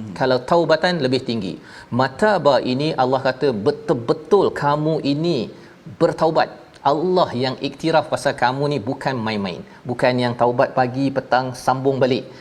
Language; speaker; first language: Malay; native; Malay